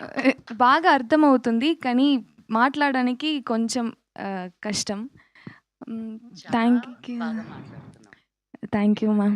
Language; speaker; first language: Telugu; non-native, local second language; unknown